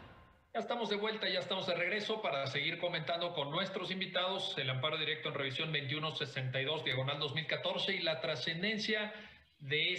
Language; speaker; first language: Spanish; native; Spanish